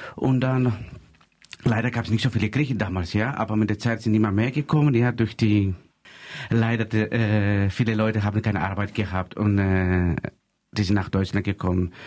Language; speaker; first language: German; non-native, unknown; Greek